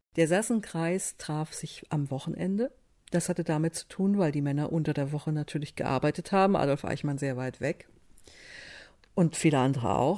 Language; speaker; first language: German; native; German